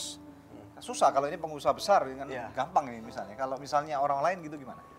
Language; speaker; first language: Indonesian; native; Indonesian